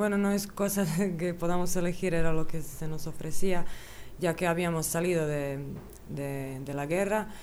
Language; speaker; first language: Spanish; early bilingual, other home language; Bosnian